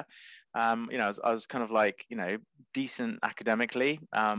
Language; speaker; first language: English; native; English